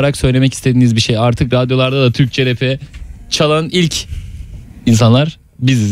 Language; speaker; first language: Turkish; native; Turkish